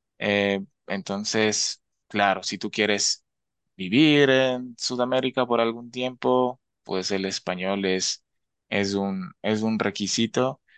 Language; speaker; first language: Spanish; native; Spanish